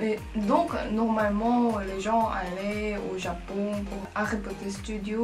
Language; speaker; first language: French; non-native, learner; Korean